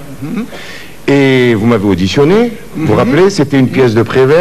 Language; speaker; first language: French; native; French